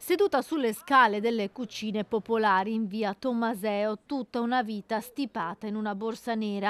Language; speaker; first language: Italian; native; Italian